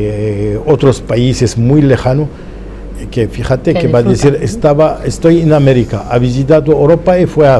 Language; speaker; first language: Spanish; non-native, fluent; Arabic